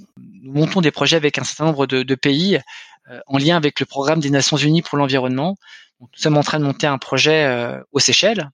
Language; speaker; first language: French; native; French